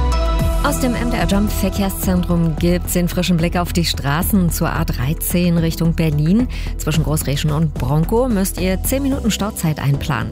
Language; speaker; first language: German; native; German